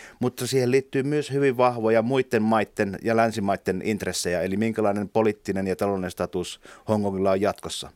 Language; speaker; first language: Finnish; native; Finnish